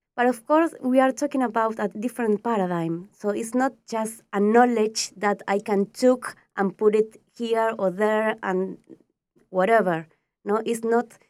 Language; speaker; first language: English; non-native, fluent; Spanish